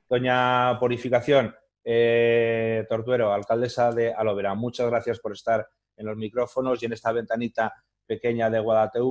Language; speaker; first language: Spanish; native; Spanish